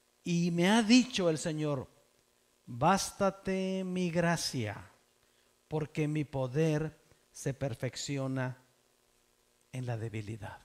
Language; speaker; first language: Spanish; native; Spanish